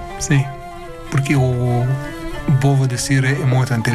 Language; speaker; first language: Portuguese; non-native, learner; Arabic